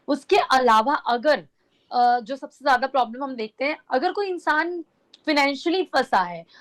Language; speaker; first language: Hindi; non-native, local second language; Gujarati